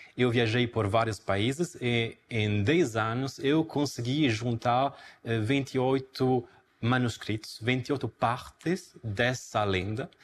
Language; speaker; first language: Portuguese; non-native, fluent; Italian